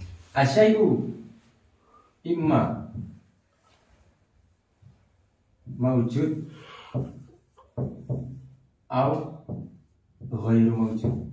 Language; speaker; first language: Arabic; non-native, fluent; Indonesian